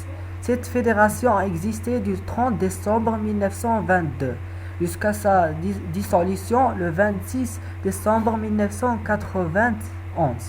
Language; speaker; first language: French; non-native, learner; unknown